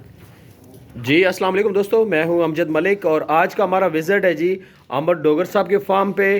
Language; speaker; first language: Hindi; non-native, local second language; Punjabi